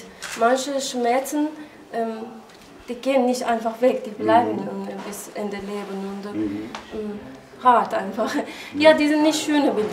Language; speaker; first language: German; non-native, learner; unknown